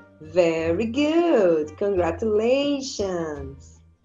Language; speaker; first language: English; non-native, learner; Portuguese